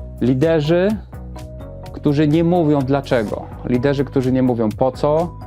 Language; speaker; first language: Polish; native; Polish